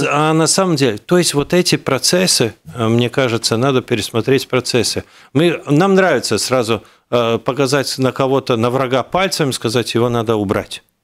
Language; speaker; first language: Russian; non-native, local second language; Latvian